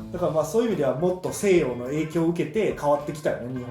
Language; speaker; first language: Japanese; native; Japanese